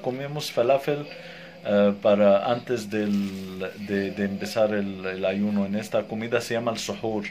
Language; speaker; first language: Spanish; non-native, fluent; Arabic